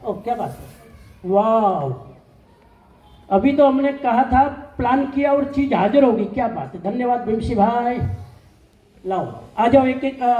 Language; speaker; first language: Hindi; non-native, local second language; Gujarati